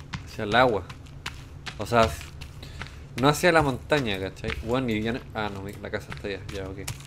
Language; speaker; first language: Spanish; native; Spanish